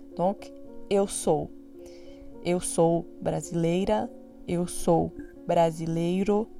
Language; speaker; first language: French; non-native, fluent; Portuguese